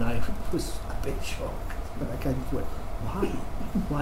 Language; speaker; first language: English; native; English